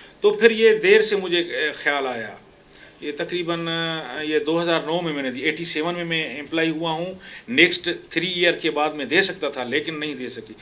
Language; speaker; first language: Urdu; non-native, local second language; Sindhi